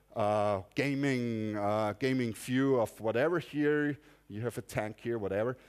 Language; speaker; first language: English; non-native, fluent; German